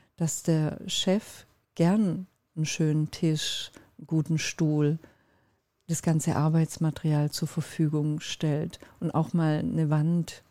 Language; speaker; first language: German; non-native, fluent; Turkish